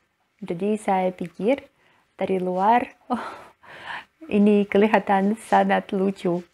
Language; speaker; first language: Indonesian; non-native, learner; Russian